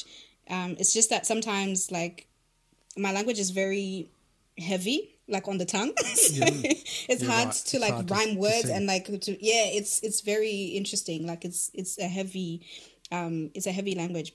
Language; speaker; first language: English; non-native, local second language; Shona